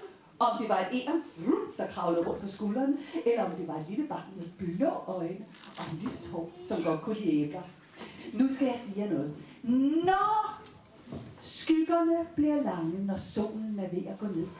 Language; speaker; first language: Danish; native; Danish